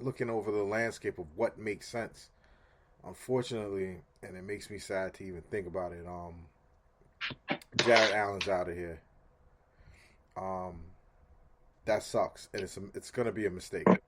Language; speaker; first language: English; native; English